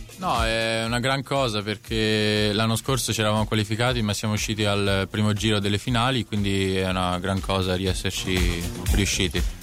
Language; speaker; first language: Italian; native; Italian